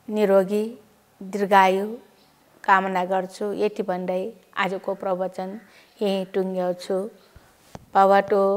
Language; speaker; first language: Nepali; non-native, local second language; Newari